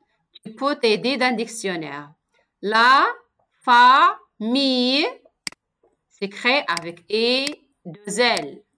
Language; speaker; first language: French; non-native, local second language; Arabic